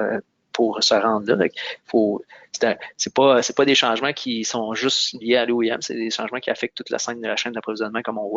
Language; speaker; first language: French; native; French